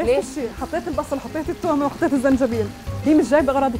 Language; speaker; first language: Arabic; native; Arabic